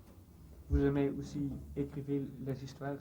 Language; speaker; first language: French; non-native, fluent; Dutch